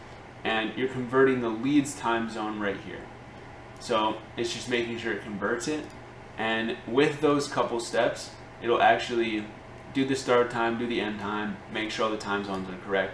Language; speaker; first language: English; native; English